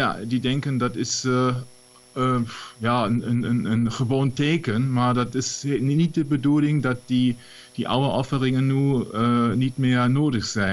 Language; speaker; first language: Dutch; non-native, fluent; German